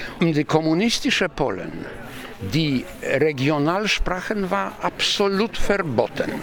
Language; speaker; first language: German; non-native, learner; Polish